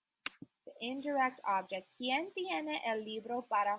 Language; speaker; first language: Spanish; non-native, learner; English